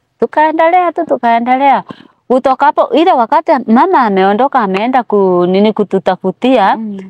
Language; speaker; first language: Swahili; non-native, local second language; Kikuyu